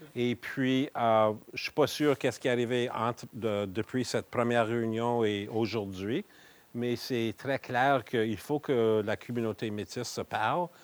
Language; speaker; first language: French; native; French